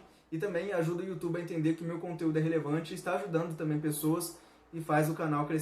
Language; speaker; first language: Portuguese; native; Portuguese